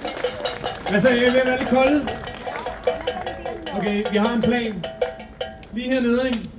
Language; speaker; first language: Danish; native; Danish